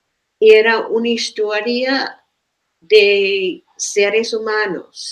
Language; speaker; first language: Spanish; non-native, fluent; English